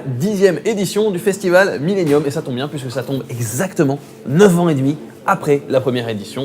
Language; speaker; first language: French; native; French